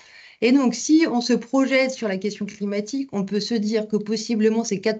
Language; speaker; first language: French; native; French